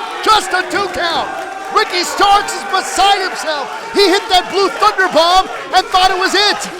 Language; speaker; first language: English; native; English